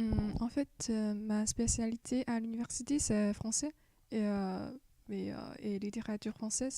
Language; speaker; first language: French; non-native, fluent; Chinese